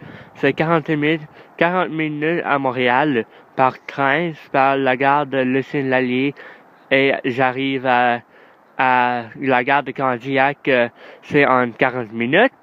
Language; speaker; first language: French; non-native, learner; English